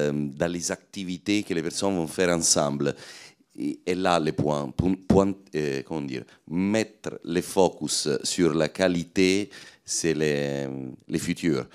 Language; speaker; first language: French; non-native, fluent; Italian